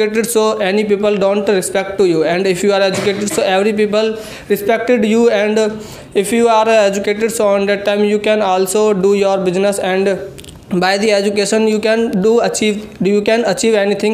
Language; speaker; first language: English; non-native, learner; Hindi